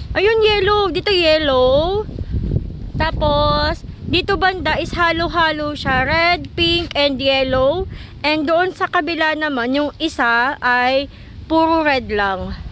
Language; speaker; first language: Filipino; native; Filipino